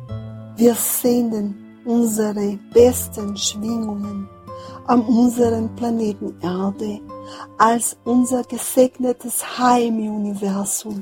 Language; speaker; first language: German; non-native, fluent; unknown